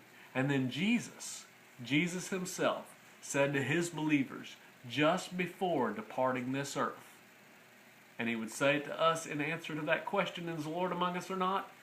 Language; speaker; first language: English; native; English